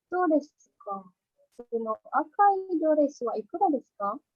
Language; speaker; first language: Japanese; non-native, learner; Indonesian